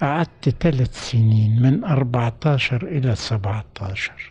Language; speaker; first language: Arabic; native; Arabic